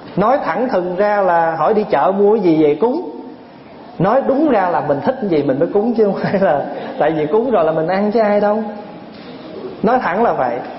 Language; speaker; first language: Vietnamese; early bilingual, other home language; English